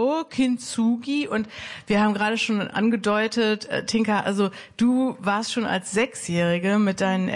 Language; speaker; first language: German; native; German